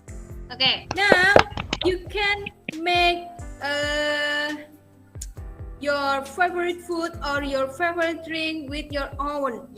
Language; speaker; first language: English; non-native, learner; Indonesian